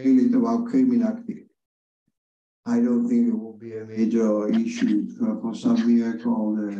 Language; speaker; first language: English; non-native, fluent; Italian